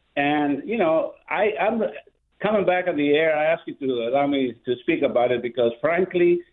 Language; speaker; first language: English; non-native, fluent; Spanish